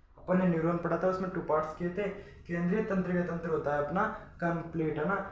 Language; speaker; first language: Hindi; native; Hindi